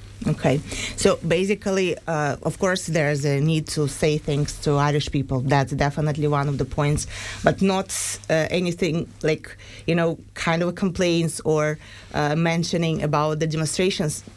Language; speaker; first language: English; non-native, fluent; Ukrainian